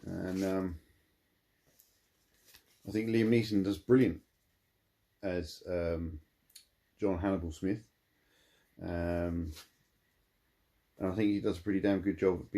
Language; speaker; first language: English; native; English